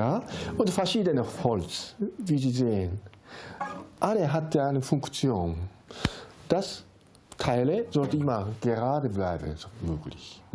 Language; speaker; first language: German; non-native, learner; Japanese